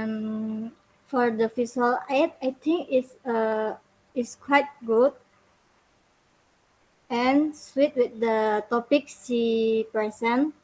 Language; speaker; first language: English; non-native, learner; Indonesian